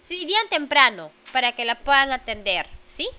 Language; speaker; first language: Spanish; native; Spanish